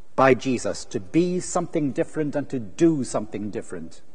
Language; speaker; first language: English; native; English